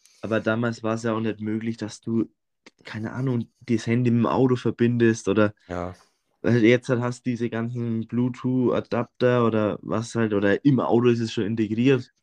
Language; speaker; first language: German; native; German